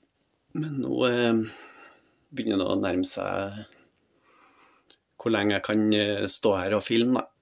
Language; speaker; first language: Norwegian; native; Norwegian